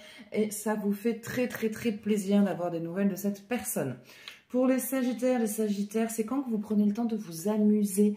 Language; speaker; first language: French; native; French